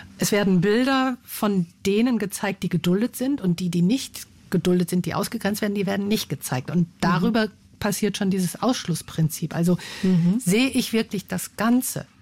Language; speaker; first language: German; native; German